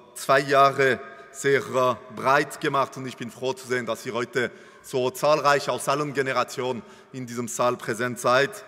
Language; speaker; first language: German; non-native, local second language; French